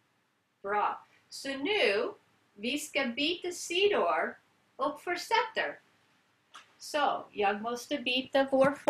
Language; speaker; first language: Swedish; non-native, learner; English